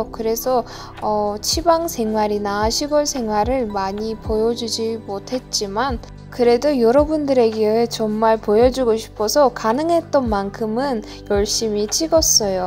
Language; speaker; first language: Korean; non-native, learner; Azerbaijani